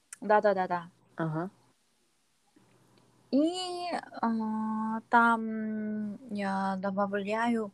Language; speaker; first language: Russian; non-native, learner; Korean